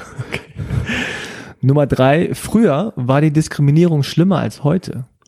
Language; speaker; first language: German; early bilingual, heritage; German